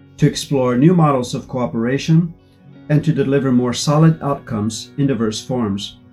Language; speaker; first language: English; native; English